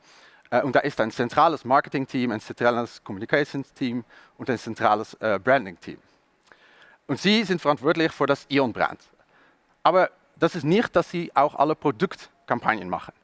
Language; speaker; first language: German; non-native, learner; Dutch